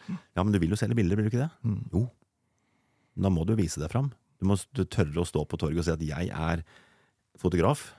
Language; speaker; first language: Norwegian; native; Norwegian